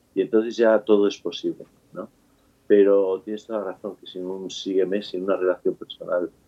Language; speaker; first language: Spanish; native; Spanish